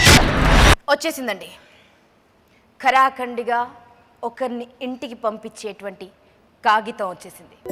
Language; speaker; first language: Telugu; native; Telugu